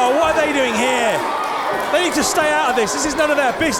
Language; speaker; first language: English; native; English